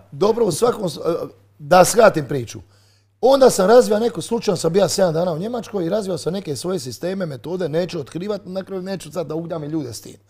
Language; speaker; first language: Croatian; native; Croatian